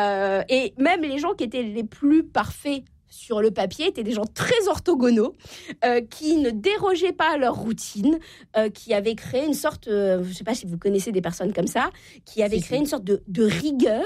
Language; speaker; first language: French; native; French